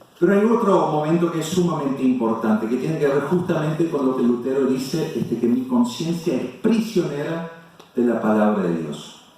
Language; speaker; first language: Spanish; non-native, fluent; German